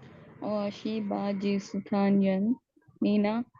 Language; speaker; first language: Chinese; non-native, learner; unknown